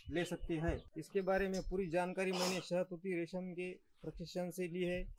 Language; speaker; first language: Hindi; non-native, local second language; Marathi